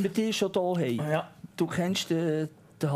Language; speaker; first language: German; native; German